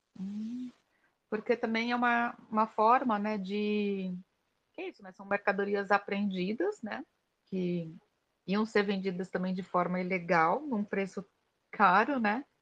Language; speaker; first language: Portuguese; native; Portuguese